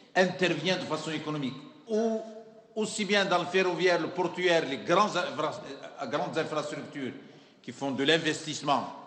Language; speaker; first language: French; non-native, local second language; Arabic